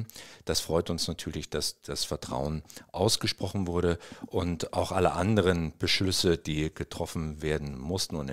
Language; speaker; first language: German; native; German